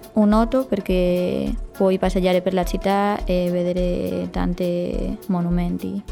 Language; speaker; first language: Italian; non-native, fluent; Spanish